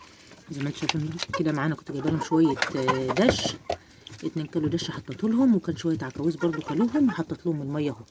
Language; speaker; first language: Arabic; native; Arabic